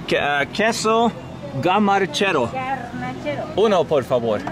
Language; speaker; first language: Spanish; non-native, learner; Norwegian